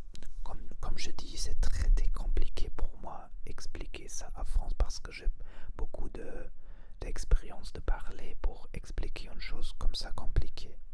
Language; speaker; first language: French; non-native, learner; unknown